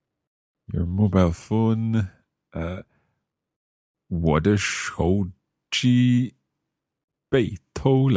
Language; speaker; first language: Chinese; non-native, learner; English